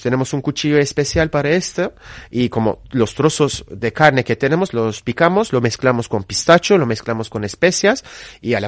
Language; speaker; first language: Spanish; non-native, fluent; Turkish